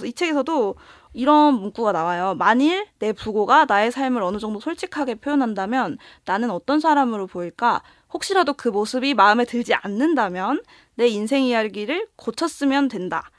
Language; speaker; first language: Korean; native; Korean